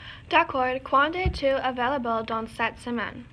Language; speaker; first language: French; non-native, learner; English